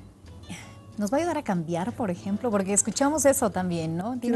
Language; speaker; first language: Spanish; native; Spanish